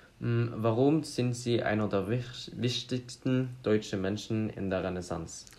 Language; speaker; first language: German; non-native, learner; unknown